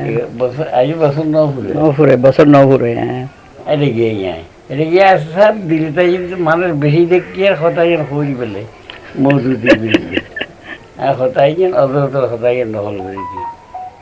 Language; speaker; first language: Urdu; non-native, learner; Bangla